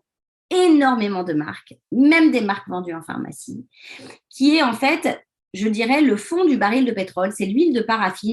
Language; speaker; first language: French; native; French